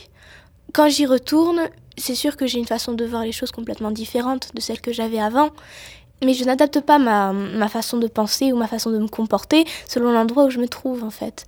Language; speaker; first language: French; native; French